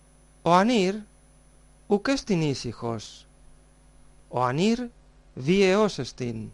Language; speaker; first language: Greek; non-native, fluent; Spanish